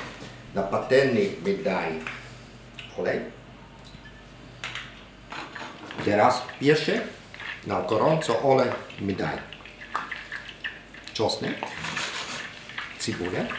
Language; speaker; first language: Polish; non-native, learner; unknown